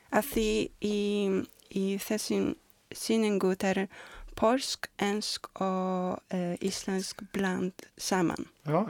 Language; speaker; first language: Icelandic; non-native, learner; Polish